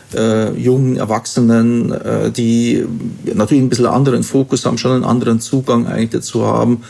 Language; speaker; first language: German; native; German